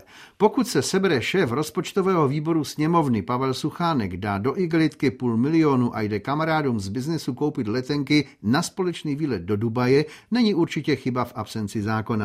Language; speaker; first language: Czech; native; Czech